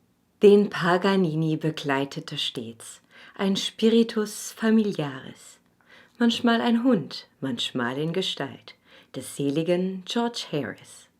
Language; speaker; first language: German; native; German